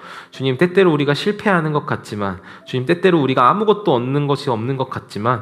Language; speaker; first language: Korean; native; Korean